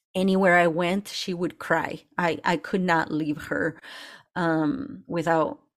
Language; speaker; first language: English; early bilingual, other home language; Spanish